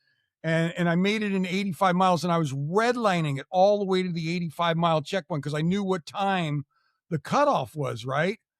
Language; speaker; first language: English; native; English